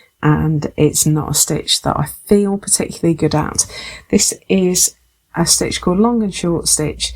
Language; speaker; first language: English; native; English